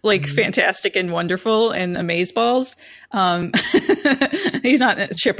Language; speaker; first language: English; native; English